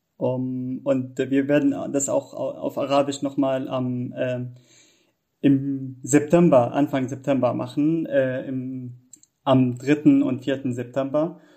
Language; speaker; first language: German; non-native, fluent; Arabic